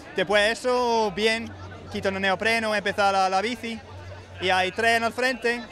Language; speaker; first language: Spanish; non-native, fluent; English